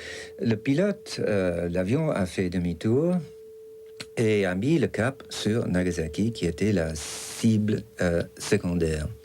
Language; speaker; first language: French; non-native, fluent; English